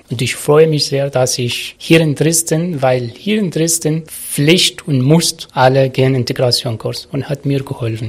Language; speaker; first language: German; non-native, learner; Arabic